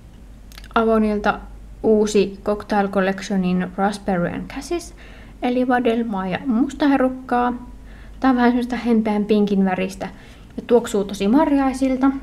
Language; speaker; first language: Finnish; native; Finnish